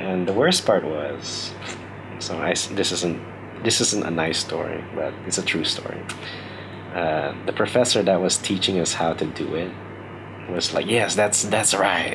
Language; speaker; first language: English; native; English